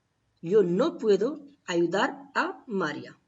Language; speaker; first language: Spanish; non-native, fluent; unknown